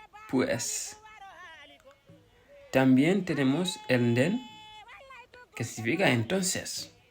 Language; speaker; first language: Spanish; non-native, fluent; Fula